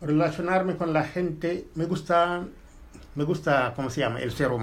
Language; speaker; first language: Spanish; non-native, fluent; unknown